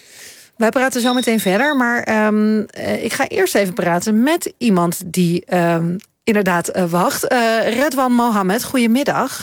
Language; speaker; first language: Dutch; native; Dutch